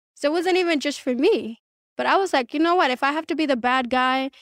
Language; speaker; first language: English; early bilingual, other home language; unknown